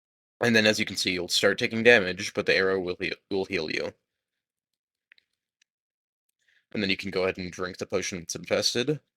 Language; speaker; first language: English; native; English